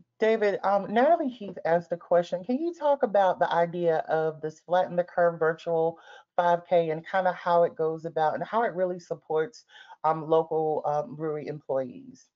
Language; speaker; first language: English; native; English